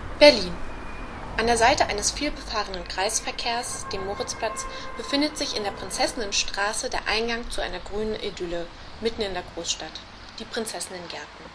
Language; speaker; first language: German; native; German